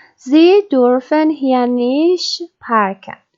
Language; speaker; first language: German; non-native, learner; Persian